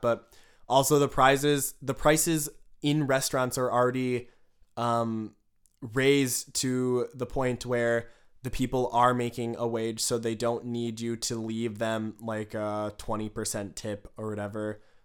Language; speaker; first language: English; native; English